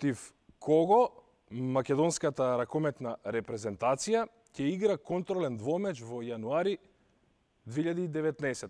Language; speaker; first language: Macedonian; native; Macedonian